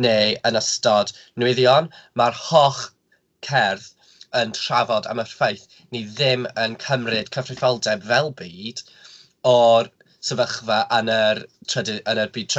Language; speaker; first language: Welsh; non-native, local second language; English